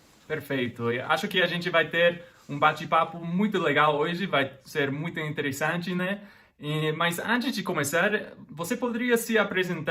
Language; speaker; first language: Portuguese; non-native, fluent; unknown